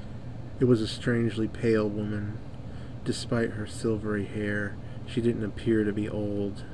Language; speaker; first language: English; native; English